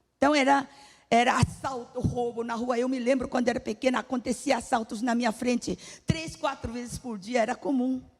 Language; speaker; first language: Portuguese; non-native, fluent; Korean